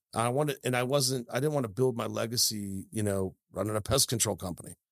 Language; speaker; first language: English; native; English